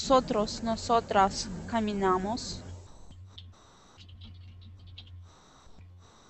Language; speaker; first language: Spanish; non-native, learner; Russian